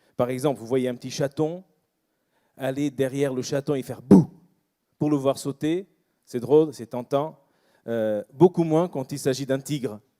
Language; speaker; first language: French; non-native, fluent; Portuguese